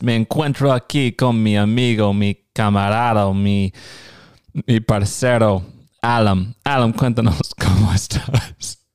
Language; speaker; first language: Spanish; non-native, fluent; English